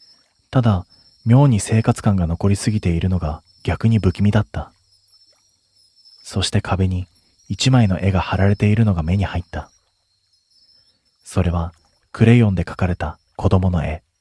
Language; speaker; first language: Japanese; native; Japanese